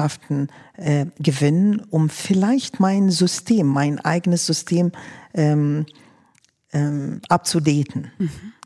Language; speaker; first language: German; non-native, fluent; Arabic